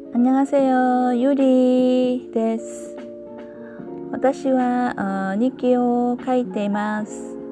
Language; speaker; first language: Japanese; non-native, learner; Korean